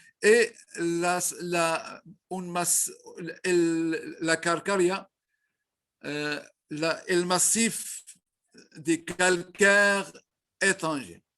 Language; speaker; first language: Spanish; non-native, learner; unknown